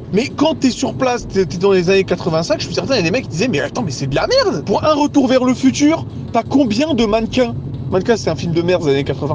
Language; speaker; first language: French; native; French